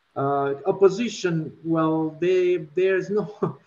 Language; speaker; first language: English; non-native, fluent; Russian